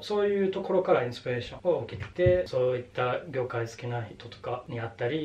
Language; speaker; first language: Japanese; non-native, fluent; Arabic